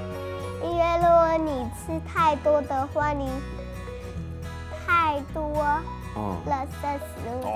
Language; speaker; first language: Chinese; early bilingual, other home language; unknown